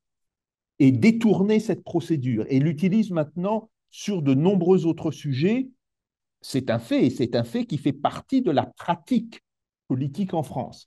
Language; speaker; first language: French; native; French